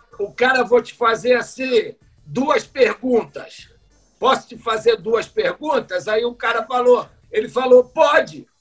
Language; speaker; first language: Portuguese; native; Portuguese